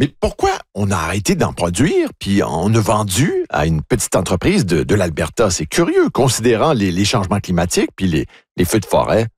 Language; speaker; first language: French; native; French